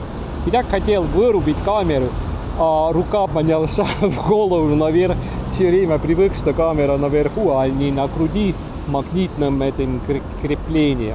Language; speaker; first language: Russian; non-native, local second language; Estonian